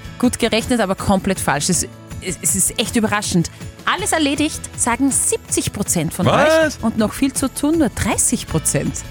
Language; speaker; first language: German; native; German